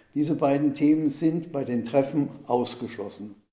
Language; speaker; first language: German; native; German